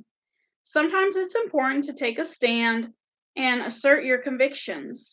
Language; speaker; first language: English; native; English